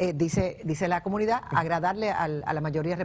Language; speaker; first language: Spanish; native; Spanish